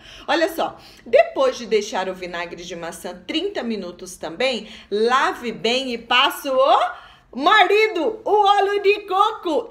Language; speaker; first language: Portuguese; native; Portuguese